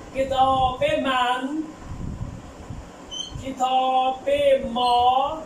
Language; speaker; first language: Persian; non-native, fluent; Urdu